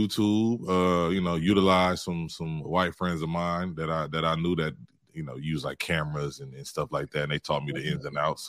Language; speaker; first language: English; native; English